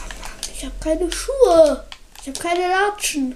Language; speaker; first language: German; native; German